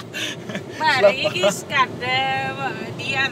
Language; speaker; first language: Norwegian; non-native, learner; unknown